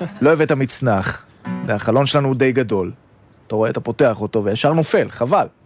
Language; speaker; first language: Hebrew; native; Hebrew